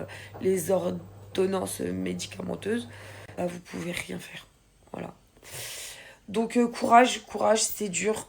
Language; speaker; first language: French; native; French